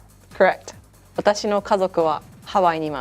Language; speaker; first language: Japanese; non-native, fluent; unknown